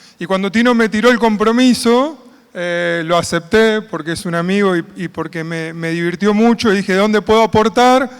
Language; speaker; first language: Spanish; native; Spanish